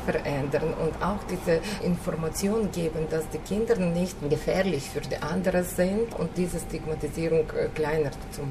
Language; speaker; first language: German; non-native, fluent; Ukrainian